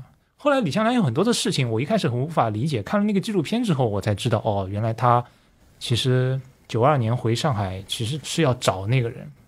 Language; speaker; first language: Chinese; native; Chinese